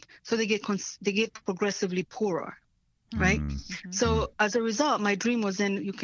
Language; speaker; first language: English; non-native, local second language; Swahili